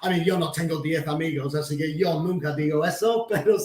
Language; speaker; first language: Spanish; non-native, fluent; English